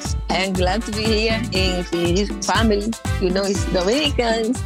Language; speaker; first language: English; non-native, learner; Spanish